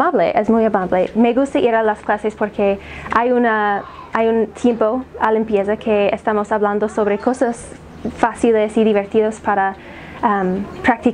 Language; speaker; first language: Spanish; non-native, fluent; English